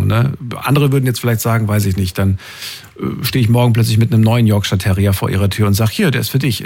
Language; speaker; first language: German; native; German